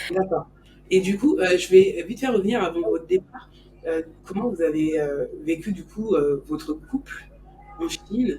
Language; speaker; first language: French; native; French